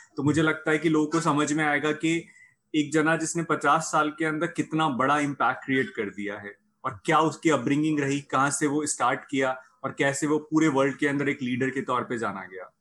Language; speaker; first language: Hindi; native; Hindi